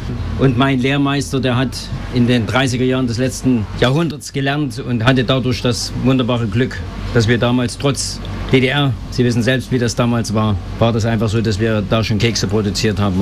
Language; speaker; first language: German; native; German